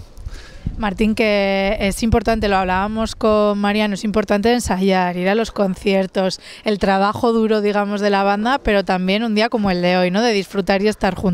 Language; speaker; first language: Spanish; native; Spanish